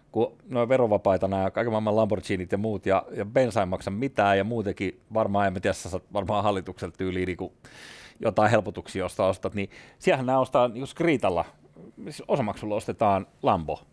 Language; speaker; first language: Finnish; native; Finnish